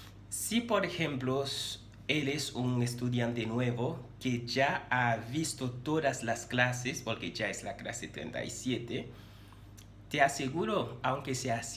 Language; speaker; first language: Spanish; non-native, fluent; Haitian Creole